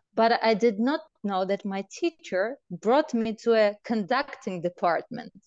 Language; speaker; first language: English; non-native, fluent; Russian